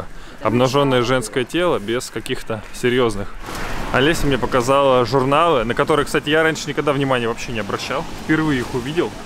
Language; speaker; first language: Russian; native; Russian